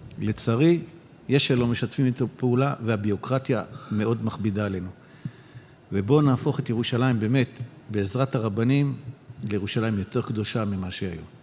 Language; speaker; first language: Hebrew; native; Hebrew